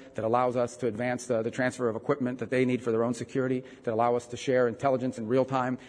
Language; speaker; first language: English; early bilingual, other home language; Spanish